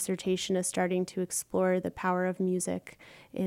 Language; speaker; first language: English; native; English